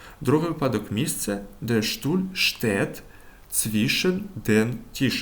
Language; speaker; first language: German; non-native, learner; Ukrainian